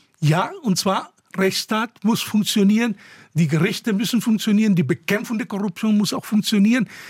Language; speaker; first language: German; non-native, fluent; Spanish